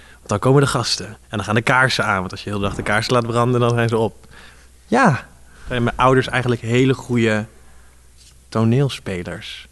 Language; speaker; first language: Dutch; native; Dutch